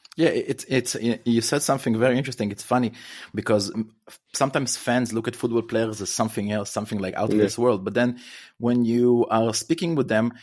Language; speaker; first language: English; non-native, fluent; Hebrew